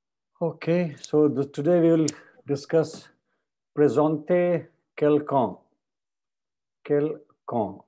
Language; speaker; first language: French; non-native, fluent; Hindi